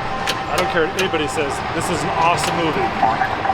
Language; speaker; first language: English; native; English